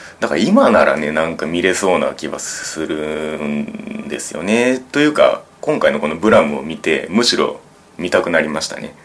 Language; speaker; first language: Japanese; native; Japanese